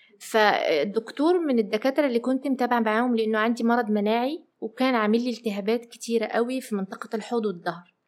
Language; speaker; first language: Arabic; early bilingual, heritage; Arabic